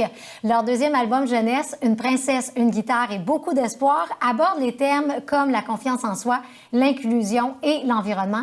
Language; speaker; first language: French; native; French